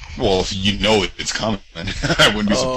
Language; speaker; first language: English; native; English